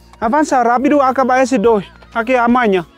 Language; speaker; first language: Portuguese; non-native, learner; Vietnamese